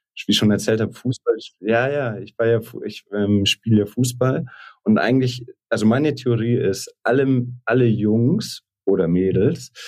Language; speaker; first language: German; native; German